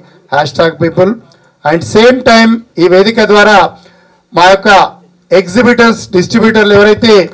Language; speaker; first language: Telugu; native; Telugu